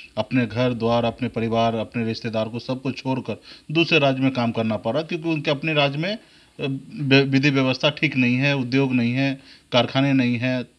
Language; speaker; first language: Hindi; native; Hindi